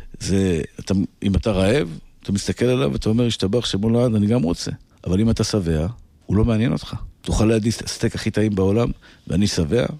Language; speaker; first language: Hebrew; native; Hebrew